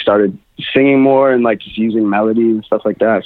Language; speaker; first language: English; native; English